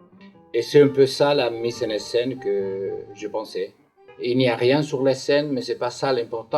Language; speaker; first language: French; non-native, fluent; Spanish